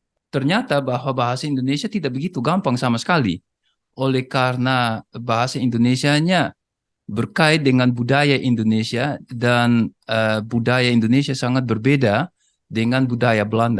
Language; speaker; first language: Indonesian; non-native, fluent; Dutch